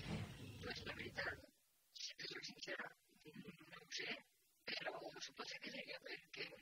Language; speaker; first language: Catalan; non-native, local second language; Spanish